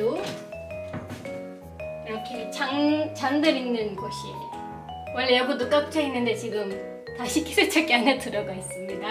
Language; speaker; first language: Korean; non-native, fluent; Turkish